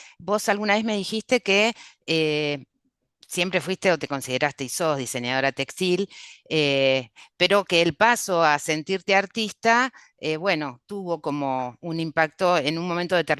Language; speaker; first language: Spanish; native; Spanish